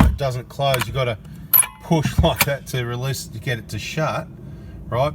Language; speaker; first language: English; native; English